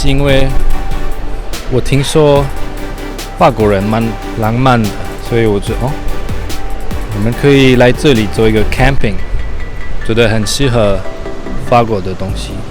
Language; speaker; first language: Chinese; non-native, fluent; French